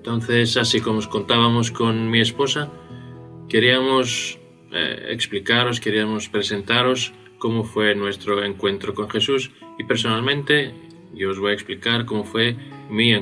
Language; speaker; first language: Spanish; non-native, fluent; Greek